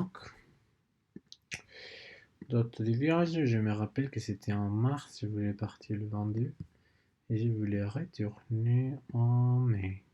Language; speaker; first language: French; non-native, learner; Spanish